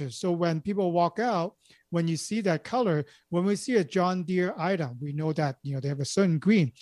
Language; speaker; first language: English; non-native, local second language; Cantonese